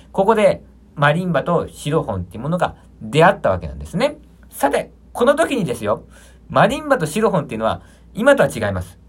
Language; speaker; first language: Japanese; native; Japanese